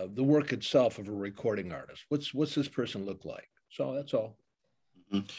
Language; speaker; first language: English; native; English